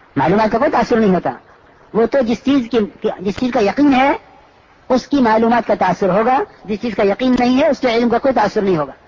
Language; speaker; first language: Urdu; native; Urdu